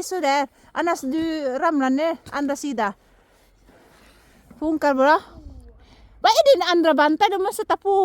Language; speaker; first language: Swedish; non-native, learner; Cebuano